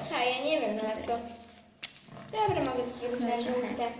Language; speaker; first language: Polish; early bilingual, heritage; Polish